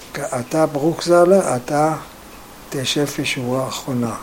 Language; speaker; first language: Hebrew; non-native, fluent; German